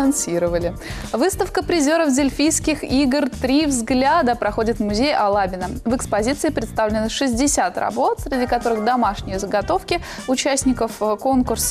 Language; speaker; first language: Russian; native; Russian